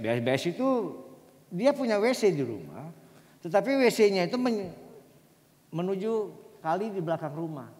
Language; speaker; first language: Indonesian; native; Indonesian